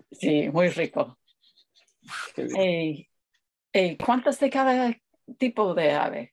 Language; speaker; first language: Spanish; non-native, fluent; English